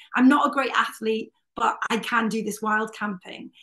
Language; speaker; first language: English; native; English